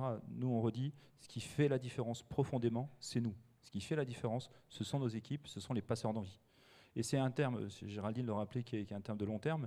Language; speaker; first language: French; native; French